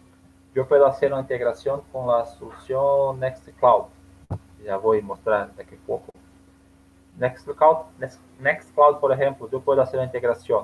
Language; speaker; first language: Spanish; non-native, learner; Portuguese